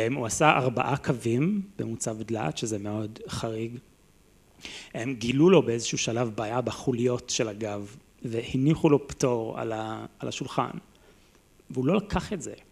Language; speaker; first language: Hebrew; non-native, fluent; English